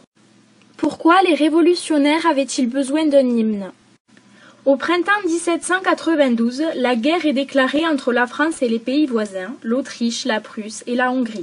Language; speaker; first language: French; native; French